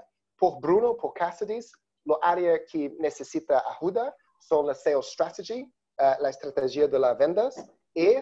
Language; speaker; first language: Spanish; non-native, learner; Portuguese